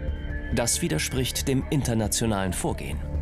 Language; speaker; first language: German; native; German